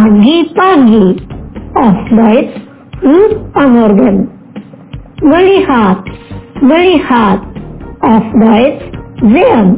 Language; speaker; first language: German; non-native, fluent; Indonesian